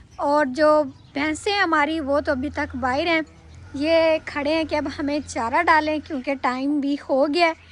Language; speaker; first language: Urdu; non-native, local second language; Punjabi